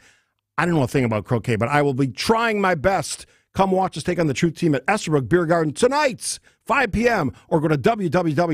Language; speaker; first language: English; native; English